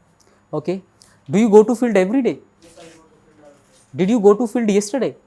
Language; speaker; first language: English; non-native, local second language; Hindi